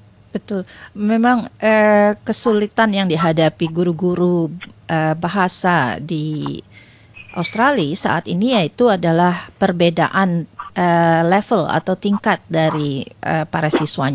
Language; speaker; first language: Indonesian; native; Indonesian